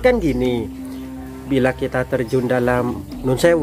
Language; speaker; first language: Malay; non-native, local second language; Javanese